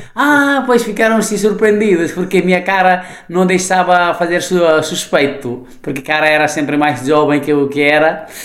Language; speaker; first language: Portuguese; non-native, fluent; Nepali